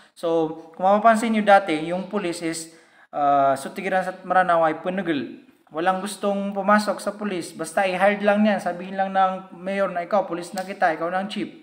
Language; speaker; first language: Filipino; non-native, local second language; Maranao